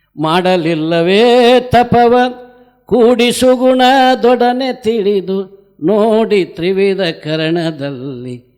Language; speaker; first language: Kannada; native; Kannada